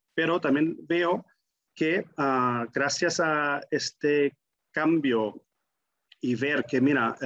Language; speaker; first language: Spanish; non-native, fluent; German